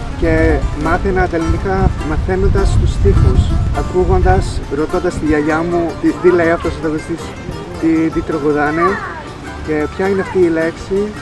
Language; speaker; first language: Greek; early bilingual, heritage; English